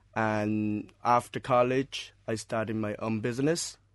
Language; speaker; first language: English; non-native, learner; Chinese